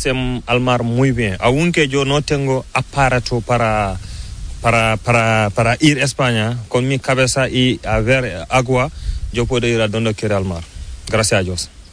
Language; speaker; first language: Spanish; non-native, learner; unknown